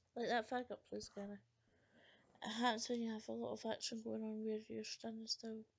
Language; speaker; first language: English; native; English